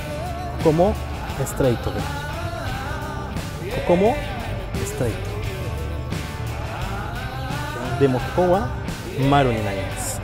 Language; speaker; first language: Japanese; non-native, learner; Spanish